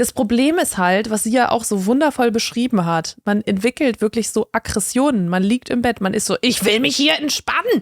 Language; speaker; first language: German; native; German